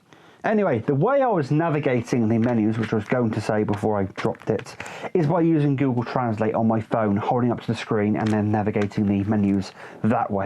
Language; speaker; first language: English; native; English